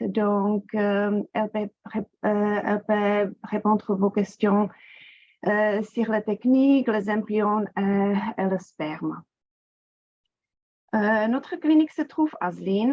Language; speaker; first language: French; non-native, fluent; Czech